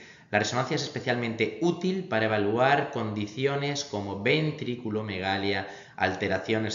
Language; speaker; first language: Spanish; native; Spanish